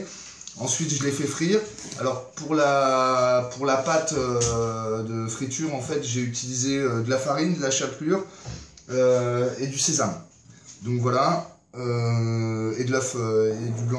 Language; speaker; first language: French; native; French